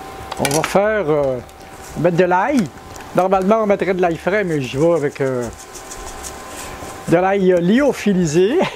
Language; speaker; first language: French; native; French